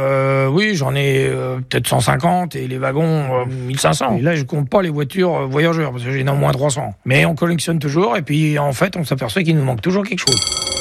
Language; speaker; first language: French; native; French